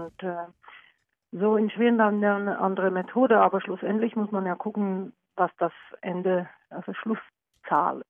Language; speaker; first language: German; non-native, learner; Norwegian